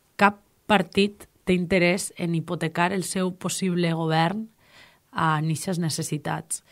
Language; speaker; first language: Catalan; native; Catalan